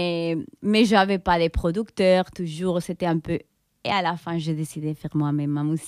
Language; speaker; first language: French; non-native, fluent; Spanish